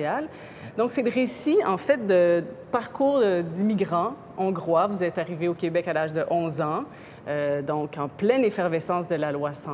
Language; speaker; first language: French; native; French